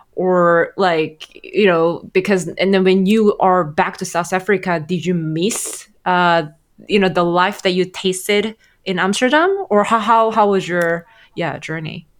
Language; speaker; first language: English; non-native, fluent; Korean